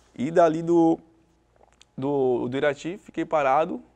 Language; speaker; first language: Portuguese; native; Portuguese